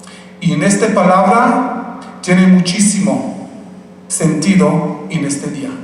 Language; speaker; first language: Spanish; non-native, fluent; Hebrew